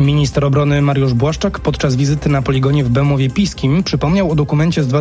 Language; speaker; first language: Polish; native; Polish